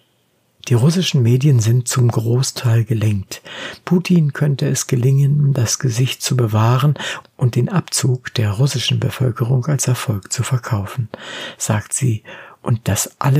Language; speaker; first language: German; native; German